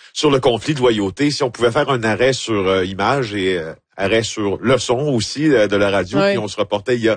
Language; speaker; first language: French; native; French